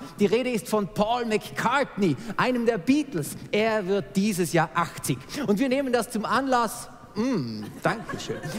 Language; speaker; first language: German; native; German